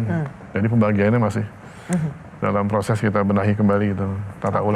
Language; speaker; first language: Indonesian; native; Indonesian